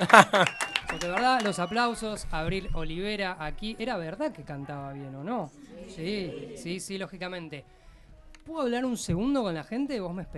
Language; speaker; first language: Spanish; native; Spanish